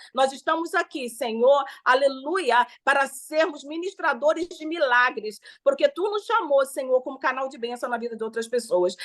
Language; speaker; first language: Portuguese; native; Portuguese